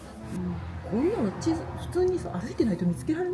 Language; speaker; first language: Japanese; native; Japanese